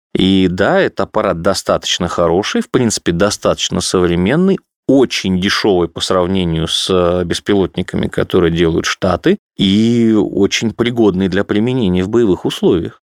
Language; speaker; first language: Russian; native; Russian